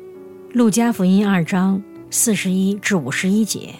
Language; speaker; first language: Chinese; native; Chinese